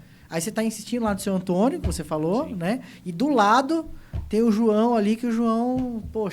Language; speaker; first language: Portuguese; native; Portuguese